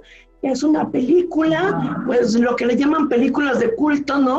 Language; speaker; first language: Spanish; native; Spanish